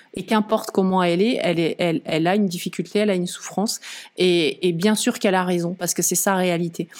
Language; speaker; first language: French; native; French